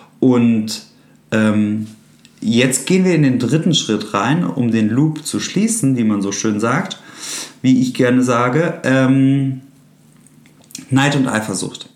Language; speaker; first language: German; native; German